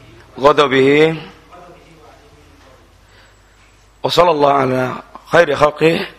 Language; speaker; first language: Arabic; non-native, fluent; Indonesian